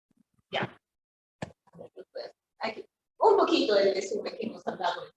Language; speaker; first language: Spanish; non-native, fluent; Swedish